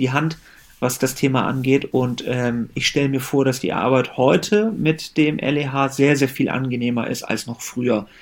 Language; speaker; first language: German; early bilingual, other home language; Persian